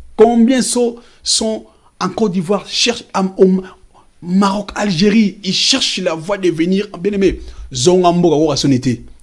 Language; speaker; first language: French; non-native, local second language; Lingala